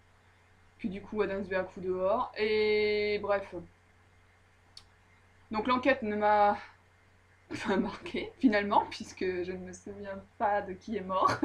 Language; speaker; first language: French; native; French